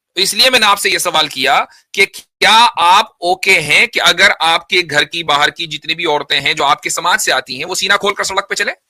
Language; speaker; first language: Hindi; native; Hindi